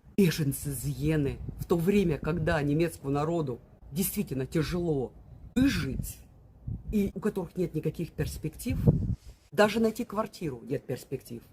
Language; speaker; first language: Russian; native; Russian